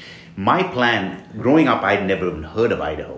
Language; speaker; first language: English; non-native, local second language; Tamil